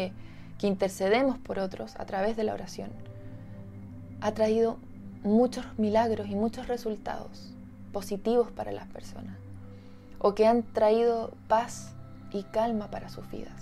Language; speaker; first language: Spanish; native; Spanish